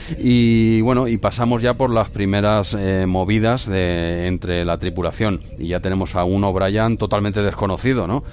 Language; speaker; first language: Spanish; native; Spanish